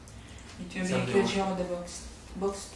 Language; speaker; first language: French; non-native, fluent; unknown